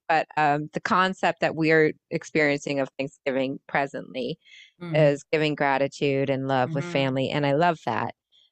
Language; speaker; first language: English; native; English